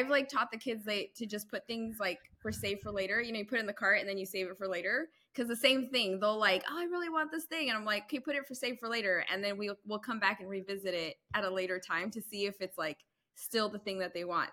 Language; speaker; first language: English; native; English